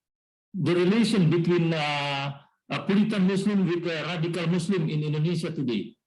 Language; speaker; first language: English; non-native, learner; Indonesian